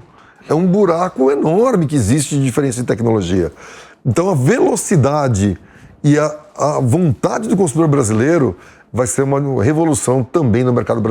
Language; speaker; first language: Portuguese; native; Portuguese